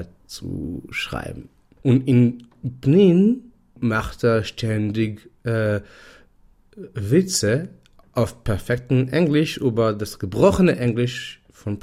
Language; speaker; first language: German; non-native, fluent; Hebrew